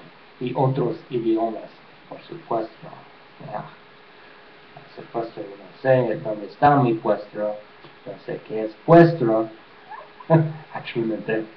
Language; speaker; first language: Spanish; non-native, learner; English